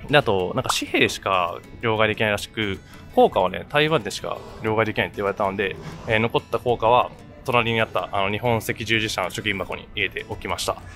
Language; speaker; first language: Japanese; native; Japanese